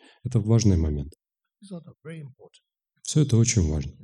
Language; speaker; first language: Russian; native; Russian